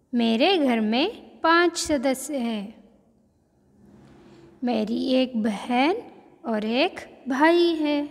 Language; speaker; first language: Hindi; non-native, local second language; Marathi